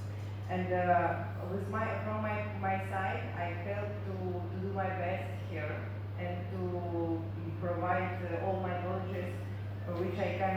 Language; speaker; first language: English; non-native, learner; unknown